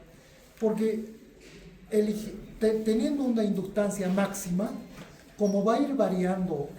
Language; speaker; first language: Spanish; native; Spanish